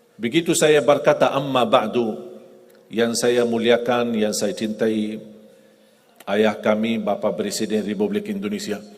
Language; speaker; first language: Indonesian; non-native, fluent; Arabic